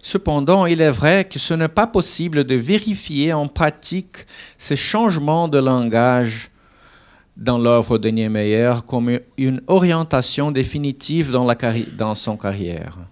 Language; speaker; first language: French; non-native, fluent; Portuguese